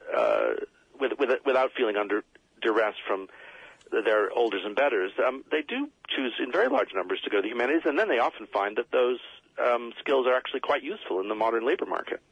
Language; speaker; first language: English; native; English